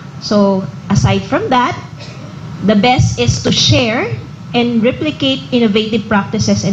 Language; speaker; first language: English; non-native, local second language; Filipino